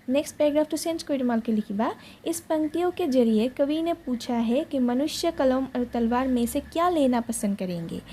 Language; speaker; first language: Hindi; non-native, local second language; Assamese